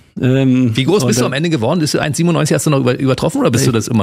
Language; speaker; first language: German; native; German